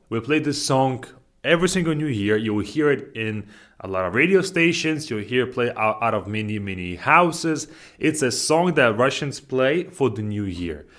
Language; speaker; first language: English; non-native, fluent; Russian